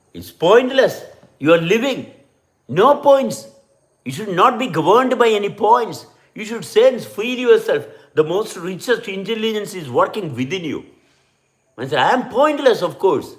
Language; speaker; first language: English; non-native, local second language; Malayalam